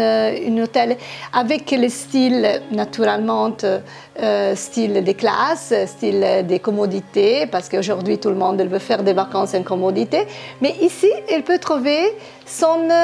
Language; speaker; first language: French; non-native, fluent; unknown